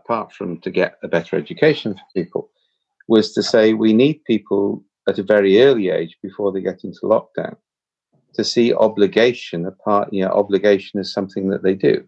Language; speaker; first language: English; native; English